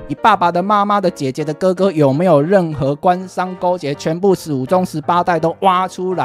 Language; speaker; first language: Chinese; native; Chinese